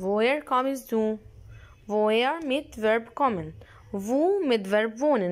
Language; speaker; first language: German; non-native, learner; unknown